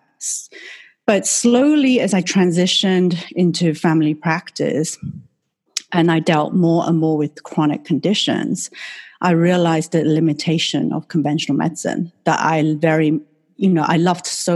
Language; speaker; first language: English; non-native, fluent; Chinese